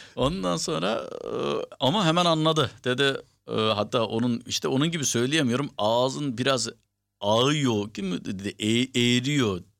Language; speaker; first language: Turkish; native; Turkish